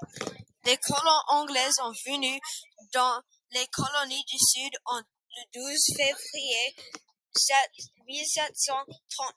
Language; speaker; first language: French; non-native, learner; English